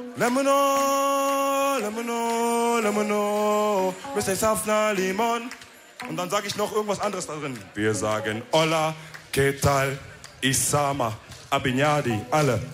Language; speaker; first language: German; early bilingual, other home language; Wolof